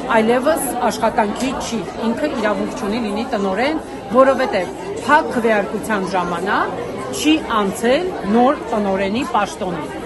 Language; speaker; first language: Armenian; native; Armenian